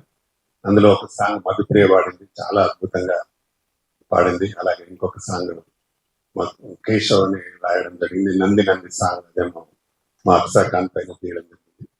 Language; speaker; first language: Telugu; native; Telugu